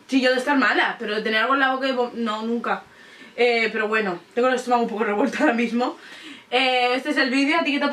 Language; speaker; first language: Spanish; native; Spanish